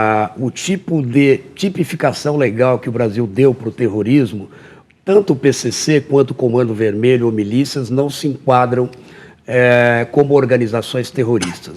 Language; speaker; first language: Portuguese; native; Portuguese